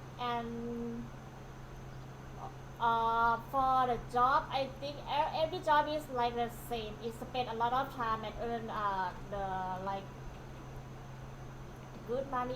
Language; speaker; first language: English; non-native, learner; Thai